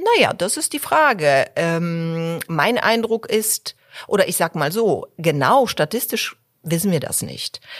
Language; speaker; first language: German; early bilingual, other home language; Polish